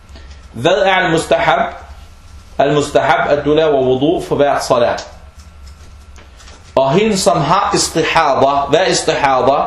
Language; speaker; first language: Danish; early bilingual, other home language; Arabic